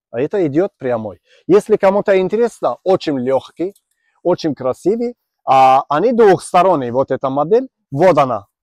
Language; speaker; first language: Russian; non-native, learner; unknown